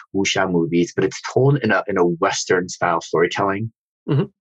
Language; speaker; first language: English; native; English